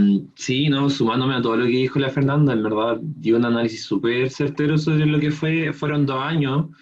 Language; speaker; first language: Spanish; native; Spanish